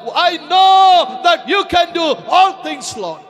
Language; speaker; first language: English; non-native, local second language; Malayalam